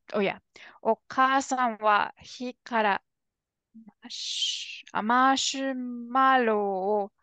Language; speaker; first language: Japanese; non-native, learner; English